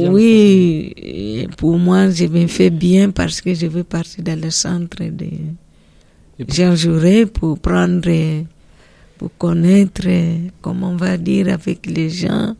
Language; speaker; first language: French; non-native, learner; Portuguese